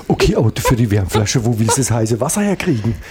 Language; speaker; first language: German; native; German